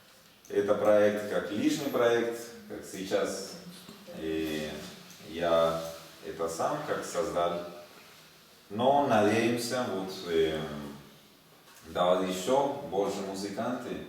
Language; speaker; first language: Russian; non-native, learner; Spanish